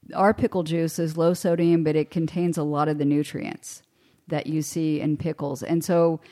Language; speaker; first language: English; native; English